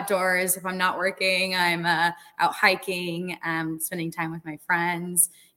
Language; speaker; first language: English; native; English